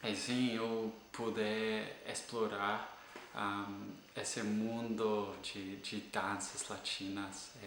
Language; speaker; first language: Portuguese; non-native, fluent; English